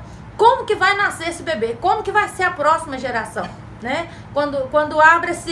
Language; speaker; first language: Portuguese; native; Portuguese